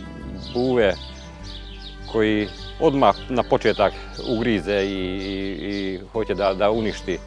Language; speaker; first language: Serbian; non-native, local second language; Hungarian